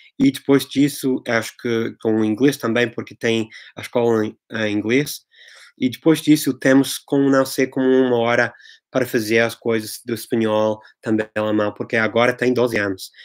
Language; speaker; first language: Portuguese; non-native, fluent; English